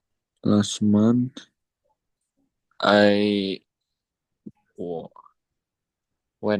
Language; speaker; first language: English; non-native, learner; Indonesian